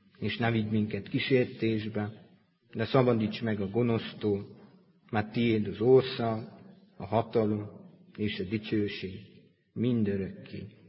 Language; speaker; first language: Hungarian; native; Hungarian